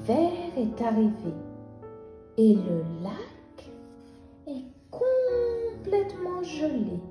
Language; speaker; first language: French; native; French